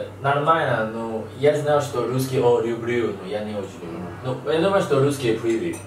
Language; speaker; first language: Russian; non-native, learner; Chinese